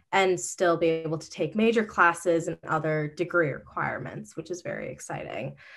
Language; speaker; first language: English; native; English